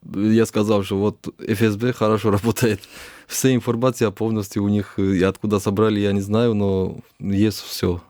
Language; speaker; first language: Russian; non-native, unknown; Georgian